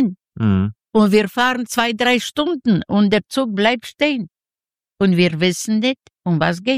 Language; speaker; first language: German; non-native, learner; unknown